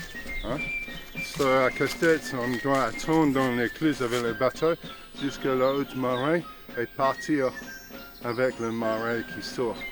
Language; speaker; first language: French; non-native, fluent; English